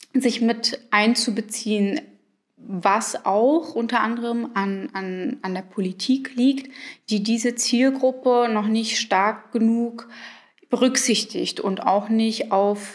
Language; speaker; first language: German; early bilingual, other home language; Arabic